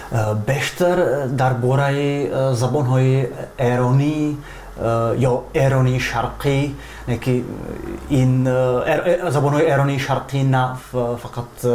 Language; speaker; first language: Persian; non-native, fluent; Czech